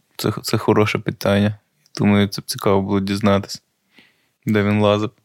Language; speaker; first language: Ukrainian; native; Ukrainian